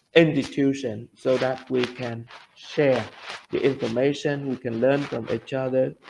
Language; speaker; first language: English; non-native, fluent; Vietnamese